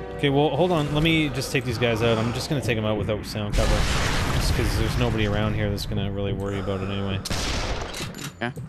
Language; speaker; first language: English; native; English